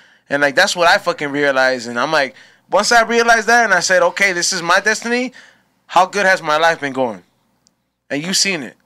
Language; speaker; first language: English; early bilingual, other home language; Spanish